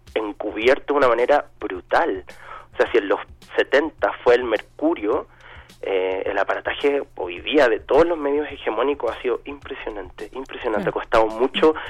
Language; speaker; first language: Spanish; native; Spanish